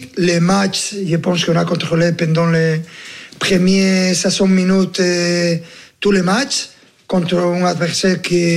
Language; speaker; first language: French; non-native, fluent; Spanish